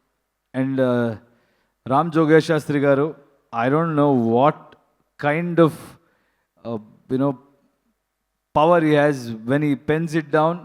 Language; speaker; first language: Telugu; non-native, learner; Kannada